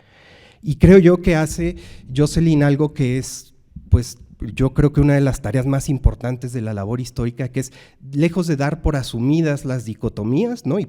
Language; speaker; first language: Spanish; native; Spanish